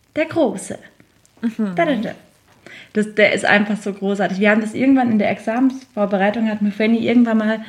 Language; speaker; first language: German; native; German